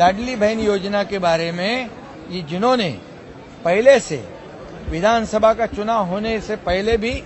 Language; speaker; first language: Hindi; non-native, local second language; Marathi